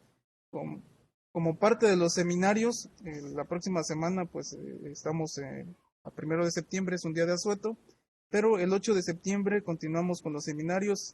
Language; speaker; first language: Spanish; native; Spanish